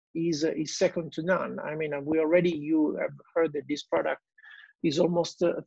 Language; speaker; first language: English; non-native, fluent; Italian